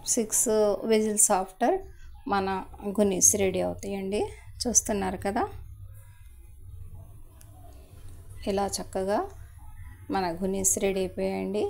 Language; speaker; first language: Telugu; native; Telugu